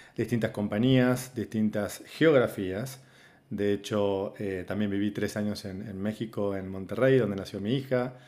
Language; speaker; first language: Spanish; native; Spanish